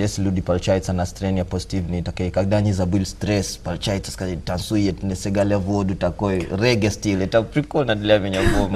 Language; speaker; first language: Russian; non-native, learner; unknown